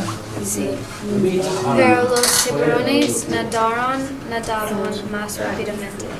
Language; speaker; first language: Spanish; non-native, learner; English